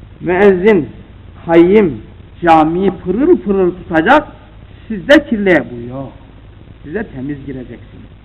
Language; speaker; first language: Turkish; native; Turkish